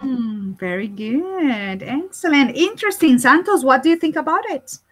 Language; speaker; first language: English; non-native, fluent; Spanish